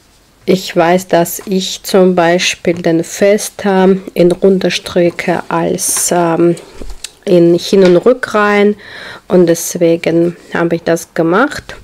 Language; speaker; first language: German; non-native, learner; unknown